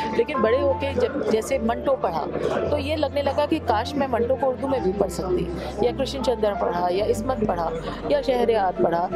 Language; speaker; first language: Hindi; native; Hindi